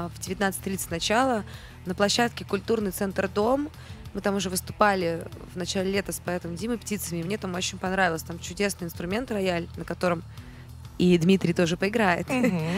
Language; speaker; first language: Russian; native; Russian